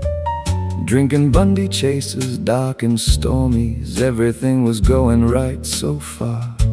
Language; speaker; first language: English; native; English